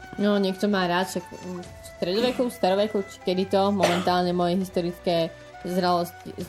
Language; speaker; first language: Slovak; native; Slovak